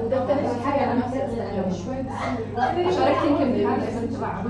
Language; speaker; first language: Arabic; native; Arabic